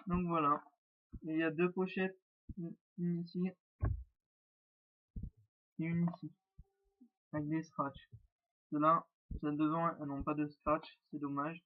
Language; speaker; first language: French; native; French